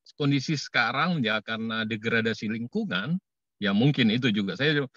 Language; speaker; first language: Indonesian; native; Indonesian